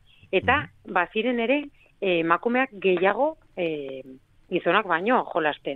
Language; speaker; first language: Basque; non-native, local second language; Spanish